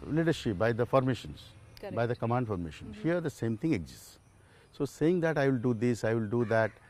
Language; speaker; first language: English; non-native, local second language; Odia